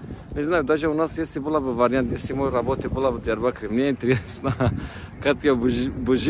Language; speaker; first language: Russian; non-native, learner; Turkish